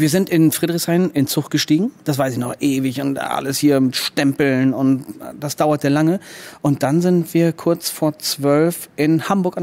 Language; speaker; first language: German; native; German